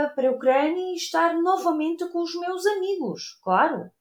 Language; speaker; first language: Portuguese; non-native, fluent; Ukrainian